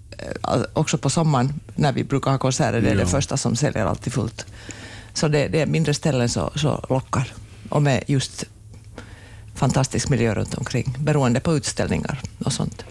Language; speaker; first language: Swedish; native; Swedish